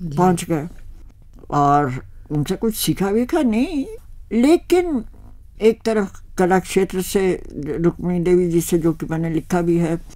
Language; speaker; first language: Hindi; native; Hindi